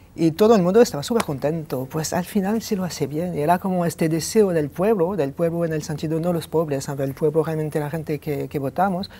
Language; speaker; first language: Spanish; non-native, fluent; French